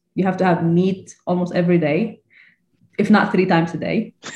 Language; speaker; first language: English; non-native, fluent; Arabic